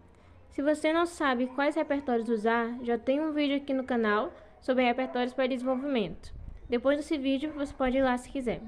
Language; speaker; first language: Portuguese; native; Portuguese